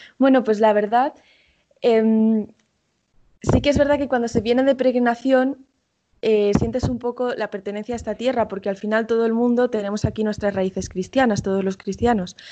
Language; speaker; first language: Spanish; native; Spanish